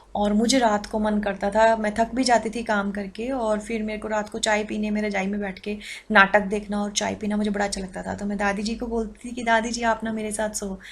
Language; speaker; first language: Hindi; native; Hindi